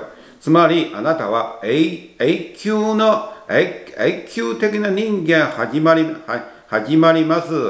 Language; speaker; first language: Japanese; non-native, learner; Chinese